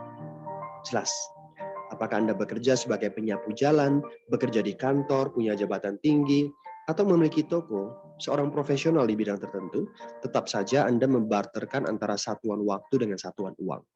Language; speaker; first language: Indonesian; native; Indonesian